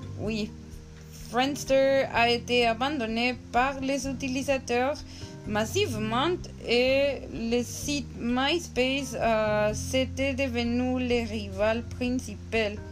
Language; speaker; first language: French; non-native, learner; Spanish